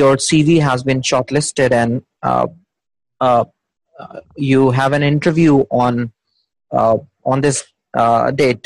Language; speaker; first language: English; non-native, local second language; Hindi